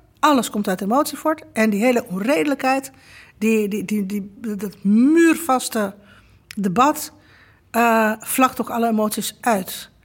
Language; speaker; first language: Dutch; non-native, fluent; Romanian